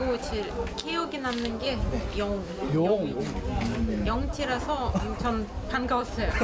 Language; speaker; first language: Korean; non-native, learner; Russian